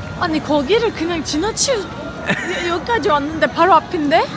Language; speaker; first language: Korean; non-native, fluent; Turkish